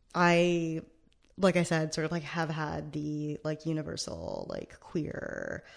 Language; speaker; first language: English; native; English